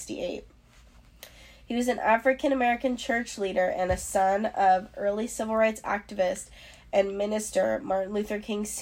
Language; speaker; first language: English; native; English